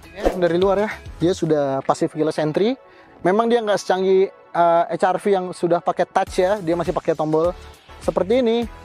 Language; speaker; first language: Indonesian; native; Indonesian